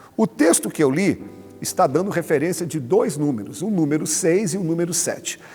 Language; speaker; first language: Portuguese; native; Portuguese